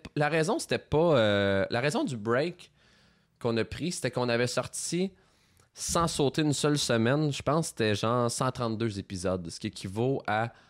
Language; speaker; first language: French; native; French